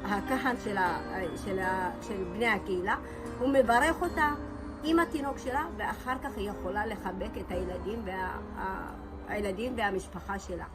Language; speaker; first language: Hebrew; early bilingual, other home language; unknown